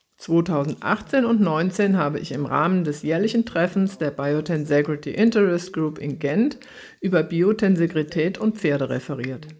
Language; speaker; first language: German; native; German